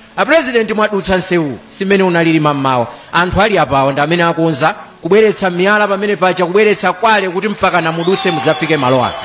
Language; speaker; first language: Nyanja; native; Nyanja